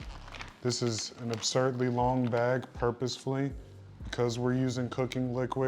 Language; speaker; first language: English; native; English